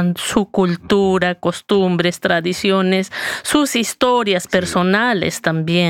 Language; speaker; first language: Spanish; native; Spanish